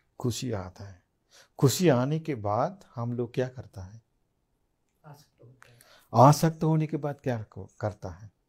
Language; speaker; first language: Hindi; non-native, fluent; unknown